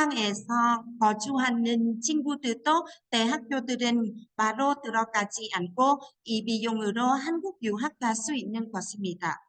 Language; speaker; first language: Korean; non-native, fluent; Vietnamese